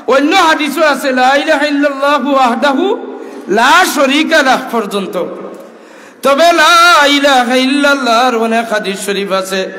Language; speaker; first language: Bangla; non-native, local second language; Sylheti